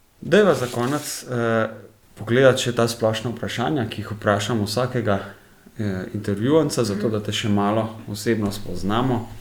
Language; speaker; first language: Slovenian; native; Slovenian